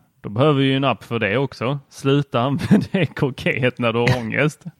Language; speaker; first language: Swedish; native; Swedish